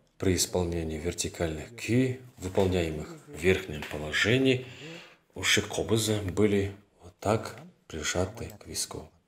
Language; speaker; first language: Russian; non-native, local second language; Kazakh